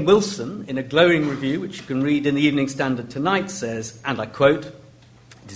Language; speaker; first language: English; native; English